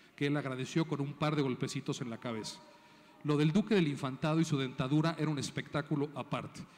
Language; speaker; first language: Spanish; native; Spanish